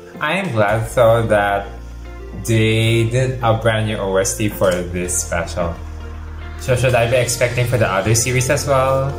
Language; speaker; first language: English; non-native, local second language; Filipino